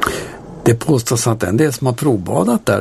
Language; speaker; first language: Swedish; native; Swedish